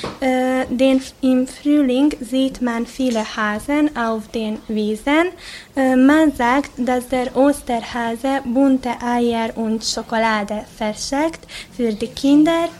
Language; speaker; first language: German; non-native, learner; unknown